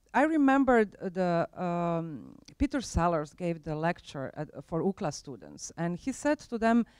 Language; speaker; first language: English; non-native, fluent; Croatian